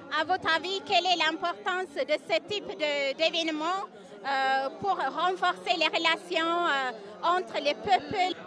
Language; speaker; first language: French; non-native, fluent; Amharic